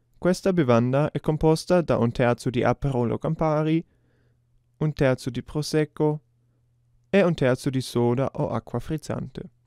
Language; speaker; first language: Italian; non-native, learner; German